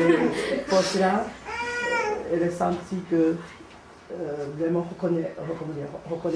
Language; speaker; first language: French; non-native, learner; Japanese